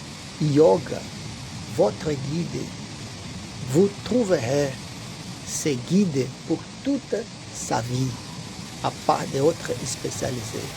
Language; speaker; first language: French; non-native, learner; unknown